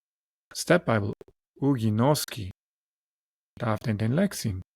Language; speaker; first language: Greek; non-native, learner; English